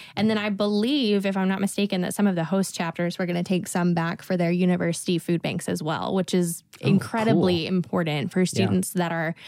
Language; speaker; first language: English; native; English